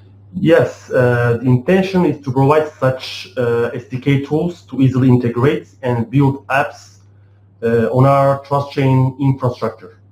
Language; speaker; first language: English; non-native, fluent; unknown